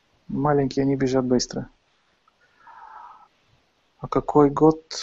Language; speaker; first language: Russian; non-native, fluent; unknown